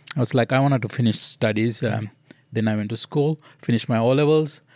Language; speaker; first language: English; non-native, local second language; Sinhala